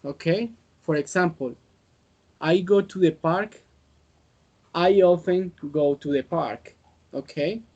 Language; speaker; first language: English; non-native, learner; Spanish